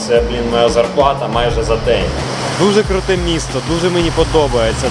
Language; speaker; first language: Ukrainian; non-native, local second language; Russian